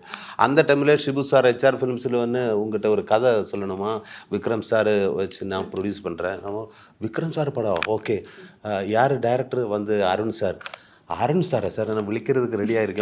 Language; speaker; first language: Tamil; non-native, learner; Malayalam